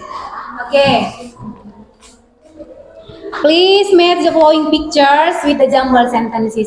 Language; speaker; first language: English; non-native, fluent; Indonesian